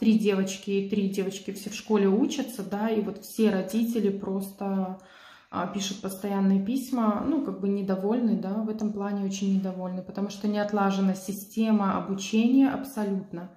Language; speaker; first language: Russian; native; Russian